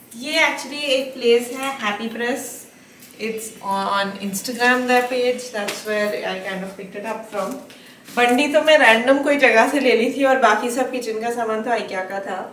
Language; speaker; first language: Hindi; native; Hindi